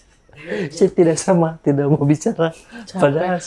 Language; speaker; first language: Indonesian; non-native, local second language; Sundanese